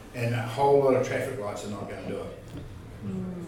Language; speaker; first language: English; native; English